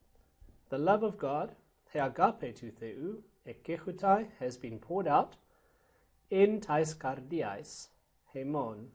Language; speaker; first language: Greek; non-native, fluent; English